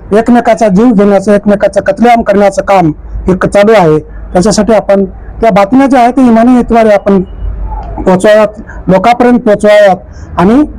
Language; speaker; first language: Marathi; native; Marathi